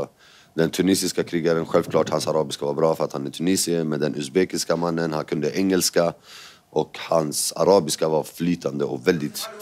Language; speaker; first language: Swedish; early bilingual, other home language; Kurdish